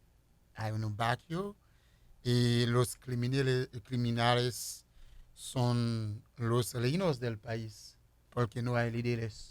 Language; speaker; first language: Spanish; non-native, fluent; Haitian Creole